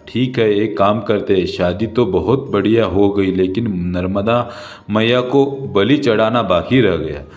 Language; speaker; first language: Hindi; non-native, local second language; Marathi